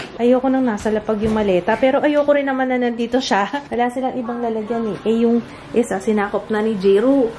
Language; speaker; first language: Filipino; native; Filipino